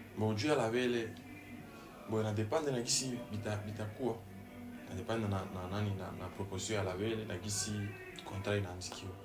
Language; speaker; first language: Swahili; native; Swahili